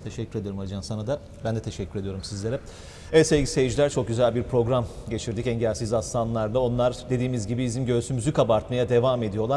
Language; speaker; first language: Turkish; native; Turkish